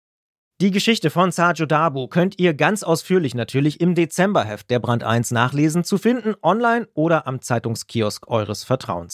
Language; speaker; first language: German; native; German